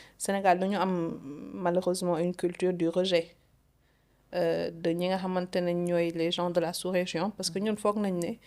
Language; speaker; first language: Wolof; early bilingual, other home language; Lingala